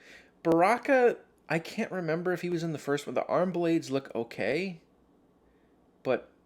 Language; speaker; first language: English; native; English